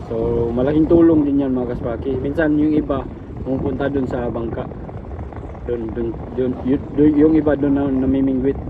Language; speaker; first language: Filipino; non-native, local second language; Cebuano